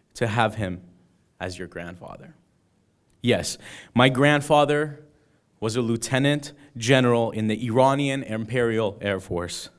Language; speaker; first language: English; early bilingual, other home language; Persian